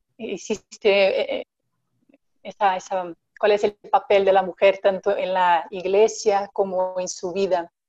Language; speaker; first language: Spanish; non-native, fluent; Portuguese